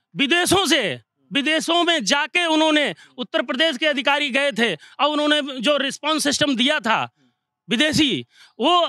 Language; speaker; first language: Hindi; native; Hindi